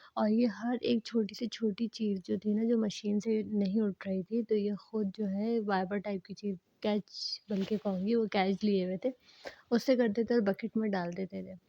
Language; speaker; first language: Urdu; native; Urdu